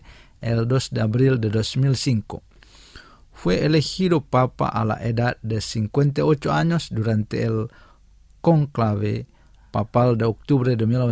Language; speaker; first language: Spanish; non-native, fluent; Indonesian